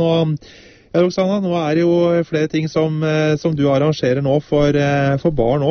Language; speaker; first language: Norwegian; native; Norwegian